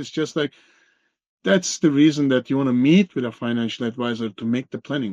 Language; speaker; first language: English; non-native, fluent; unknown